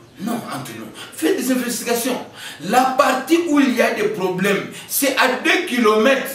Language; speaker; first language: French; non-native, local second language; Kongo